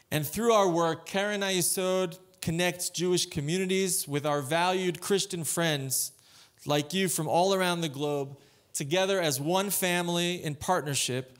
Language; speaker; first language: English; native; English